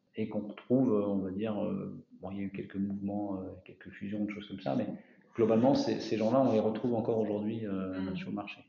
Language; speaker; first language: French; native; French